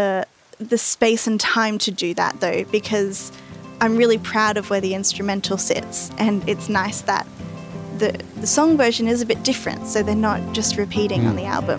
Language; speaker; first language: English; native; English